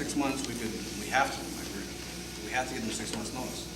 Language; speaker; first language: English; native; English